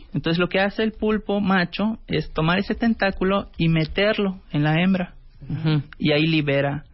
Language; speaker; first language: Spanish; native; Spanish